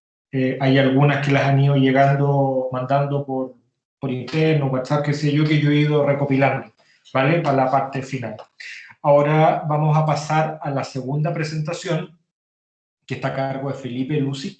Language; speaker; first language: Spanish; native; Spanish